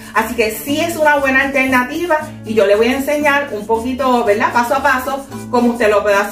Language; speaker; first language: Spanish; native; Spanish